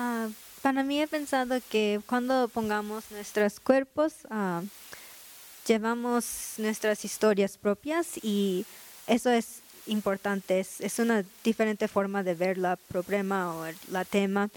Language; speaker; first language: Spanish; non-native, learner; Japanese